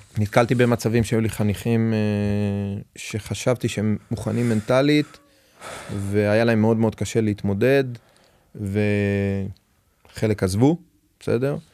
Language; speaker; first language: Hebrew; native; Hebrew